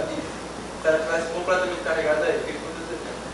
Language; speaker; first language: Portuguese; native; Portuguese